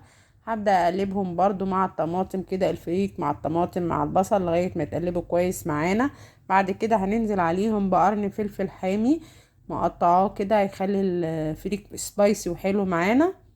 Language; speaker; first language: Arabic; native; Arabic